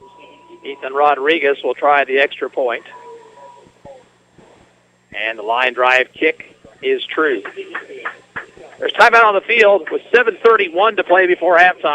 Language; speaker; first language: English; native; English